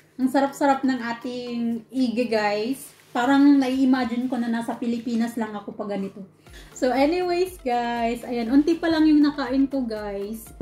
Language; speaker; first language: Filipino; non-native, local second language; Cebuano